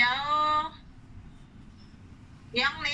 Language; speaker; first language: Cantonese; non-native, learner; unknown